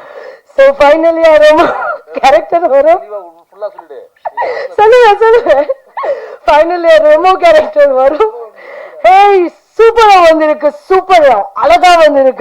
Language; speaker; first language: Tamil; non-native, learner; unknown